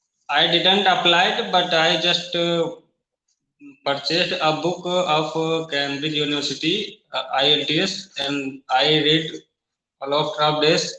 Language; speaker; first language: English; non-native, learner; Hindi